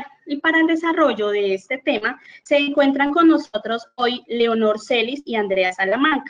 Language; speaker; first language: Spanish; native; Spanish